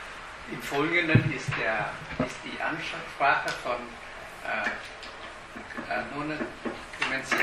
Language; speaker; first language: German; non-native, fluent; Vietnamese